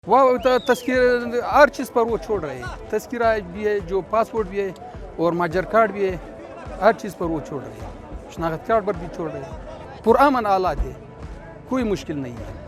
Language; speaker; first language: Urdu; non-native, fluent; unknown